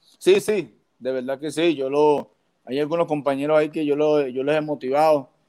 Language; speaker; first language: Spanish; native; Spanish